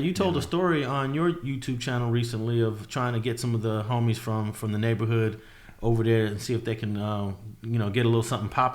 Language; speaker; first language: English; native; English